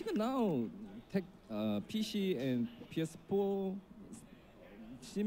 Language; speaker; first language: English; non-native, learner; Korean